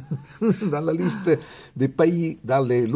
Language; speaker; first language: French; non-native, learner; Italian